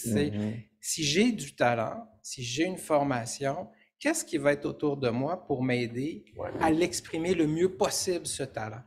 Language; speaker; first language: French; native; French